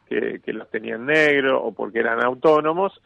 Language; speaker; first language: Spanish; native; Spanish